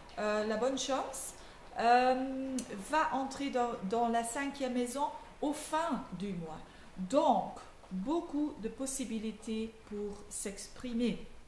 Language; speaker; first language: French; non-native, local second language; Dutch